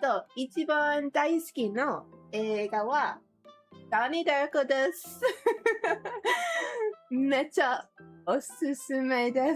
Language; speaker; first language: Japanese; non-native, learner; English